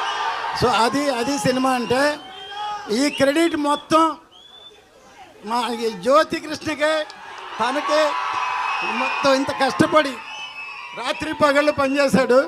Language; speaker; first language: Telugu; native; Telugu